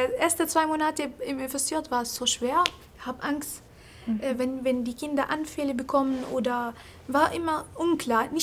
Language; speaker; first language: German; non-native, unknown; Arabic